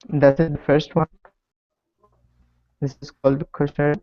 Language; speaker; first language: English; non-native, learner; Arabic